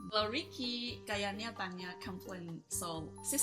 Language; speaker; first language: Indonesian; non-native, fluent; Chinese